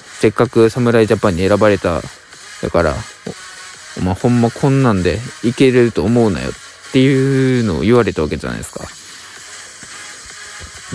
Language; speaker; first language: Japanese; native; Japanese